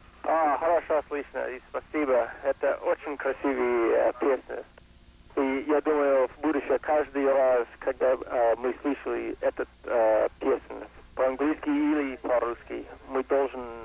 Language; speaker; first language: Russian; non-native, learner; English